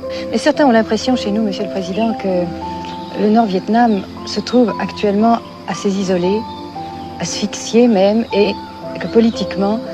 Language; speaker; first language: French; native; French